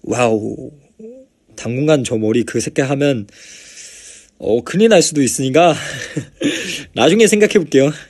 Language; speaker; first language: Korean; non-native, fluent; Chinese